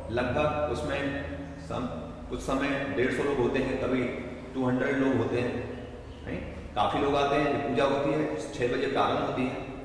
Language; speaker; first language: Hindi; non-native, local second language; Morisyen